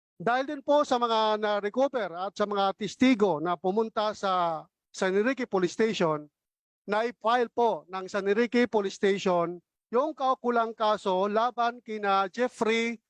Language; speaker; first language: Filipino; non-native, local second language; Hiligaynon